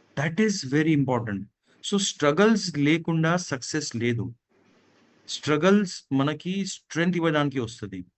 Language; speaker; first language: Telugu; non-native, fluent; Gujarati